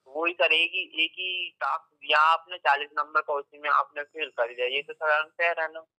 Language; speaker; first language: Hindi; native; Hindi